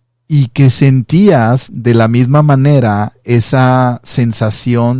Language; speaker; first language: Spanish; native; Spanish